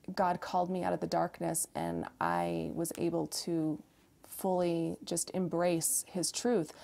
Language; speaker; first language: English; native; English